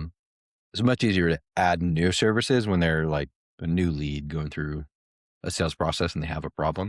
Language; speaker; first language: English; native; English